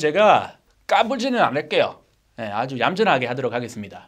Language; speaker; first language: Korean; native; Korean